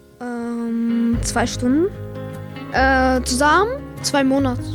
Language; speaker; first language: German; non-native, learner; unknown